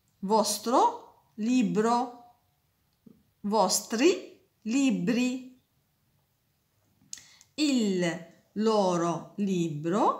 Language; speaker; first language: Italian; non-native, fluent; Arabic